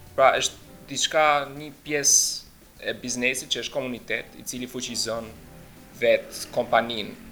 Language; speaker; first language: Albanian; early bilingual, heritage; Albanian